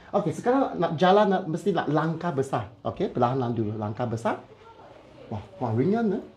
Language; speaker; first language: Malay; non-native, local second language; Chinese